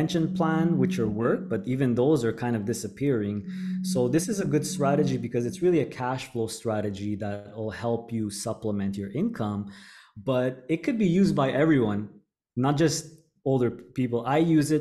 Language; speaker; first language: English; native; English